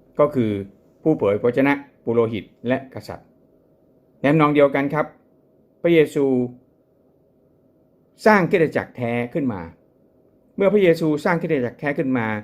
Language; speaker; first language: Thai; native; Thai